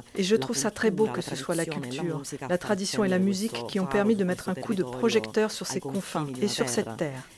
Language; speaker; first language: French; non-native, fluent; Sicilian